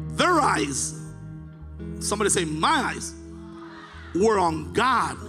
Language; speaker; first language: English; native; English